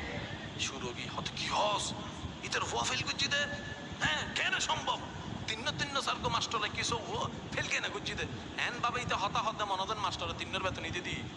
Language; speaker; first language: Bangla; non-native, local second language; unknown